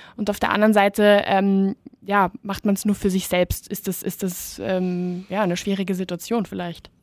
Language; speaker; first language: German; native; German